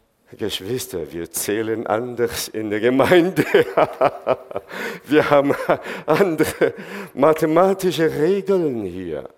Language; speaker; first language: German; non-native, fluent; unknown